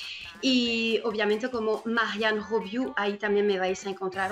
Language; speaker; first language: Spanish; non-native, fluent; French